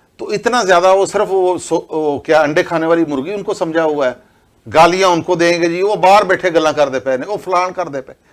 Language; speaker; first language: Urdu; non-native, local second language; Punjabi